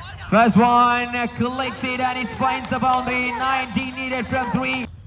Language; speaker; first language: English; non-native, local second language; Malayalam